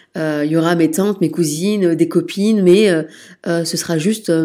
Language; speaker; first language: French; native; French